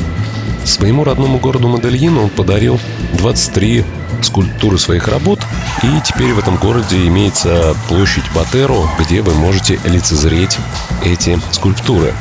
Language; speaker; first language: Russian; native; Russian